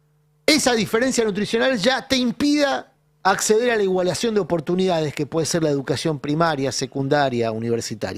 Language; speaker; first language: Spanish; native; Spanish